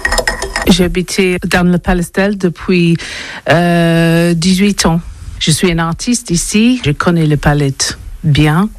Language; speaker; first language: French; non-native, learner; English